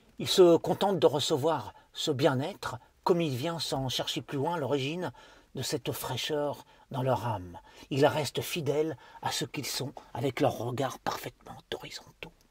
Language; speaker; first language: French; native; French